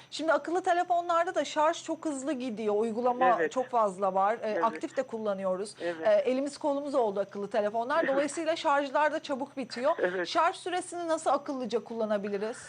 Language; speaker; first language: Turkish; native; Turkish